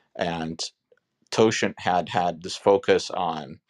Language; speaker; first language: English; non-native, fluent; Turkish